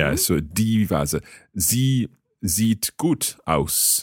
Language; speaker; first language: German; non-native, learner; English